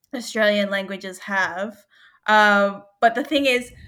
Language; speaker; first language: English; native; English